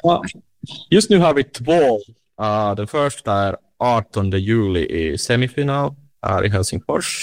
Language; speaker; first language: Swedish; non-native, learner; Finnish